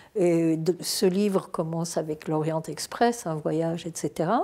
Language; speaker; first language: French; non-native, fluent; Turkish